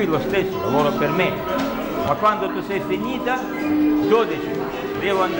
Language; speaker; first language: Italian; non-native, learner; Russian